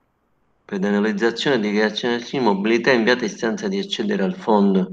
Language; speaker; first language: Italian; native; Italian